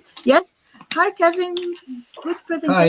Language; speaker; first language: English; non-native, learner; Portuguese